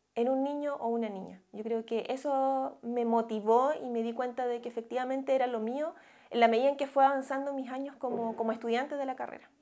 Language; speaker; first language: Spanish; native; Spanish